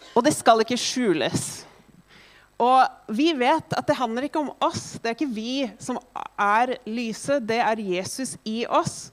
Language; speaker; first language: Norwegian; non-native, fluent; English